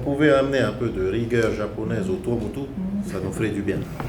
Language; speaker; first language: French; native; French